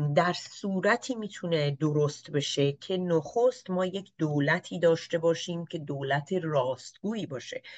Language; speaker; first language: Persian; native; Persian